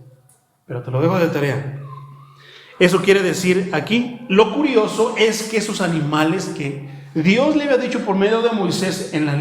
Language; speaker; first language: Spanish; native; Spanish